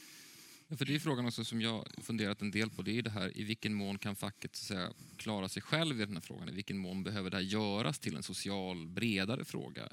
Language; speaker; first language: Swedish; native; Swedish